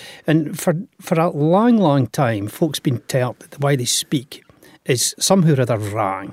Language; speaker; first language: English; native; English